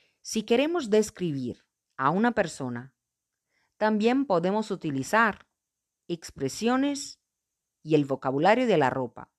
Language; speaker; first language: Spanish; non-native, fluent; Portuguese